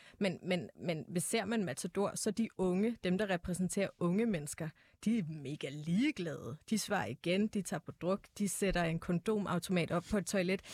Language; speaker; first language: Danish; native; Danish